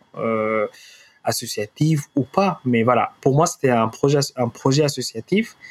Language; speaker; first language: French; non-native, fluent; Arabic